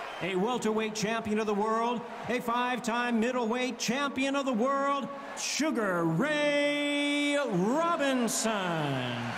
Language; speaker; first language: English; native; English